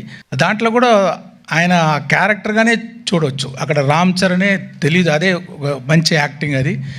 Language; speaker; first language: Telugu; non-native, local second language; Tamil